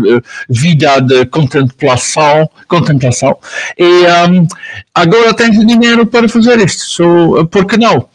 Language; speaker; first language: Portuguese; non-native, learner; Dutch